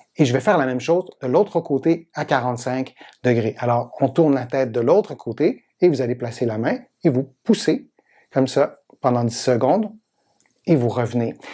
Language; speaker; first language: French; native; French